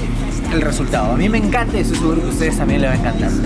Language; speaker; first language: Spanish; native; Spanish